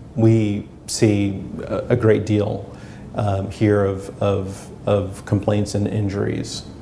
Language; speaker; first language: English; native; English